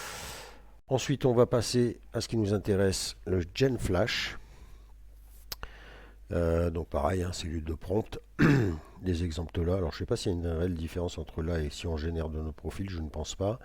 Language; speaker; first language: French; native; French